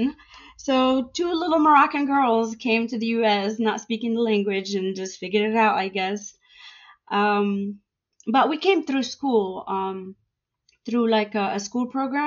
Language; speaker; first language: English; non-native, fluent; Arabic